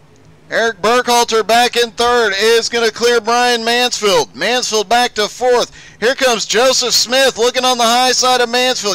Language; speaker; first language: English; native; English